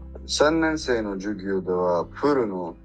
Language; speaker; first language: Japanese; non-native, learner; Arabic